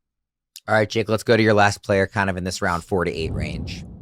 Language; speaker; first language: English; native; English